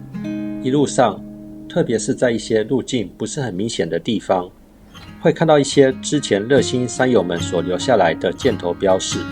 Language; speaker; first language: Chinese; native; Chinese